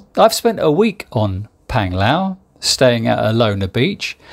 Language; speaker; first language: English; native; English